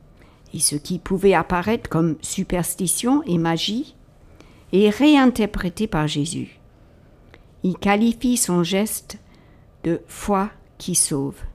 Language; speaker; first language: French; native; French